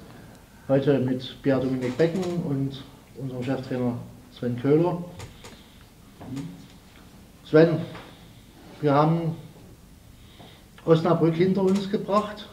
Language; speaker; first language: German; native; German